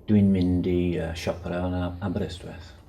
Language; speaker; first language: Welsh; non-native, learner; English